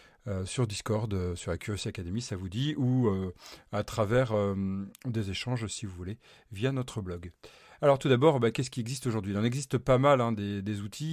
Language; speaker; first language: French; native; French